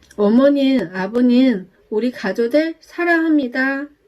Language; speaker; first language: Korean; non-native, learner; Chinese